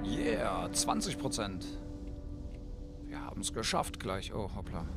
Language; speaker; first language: German; native; German